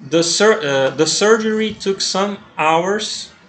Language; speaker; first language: English; non-native, fluent; Portuguese